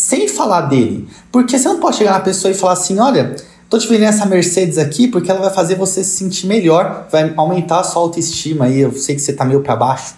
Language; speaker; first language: Portuguese; native; Portuguese